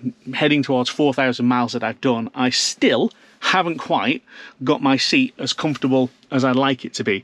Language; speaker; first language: English; native; English